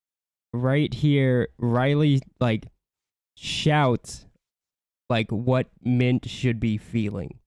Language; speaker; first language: English; native; English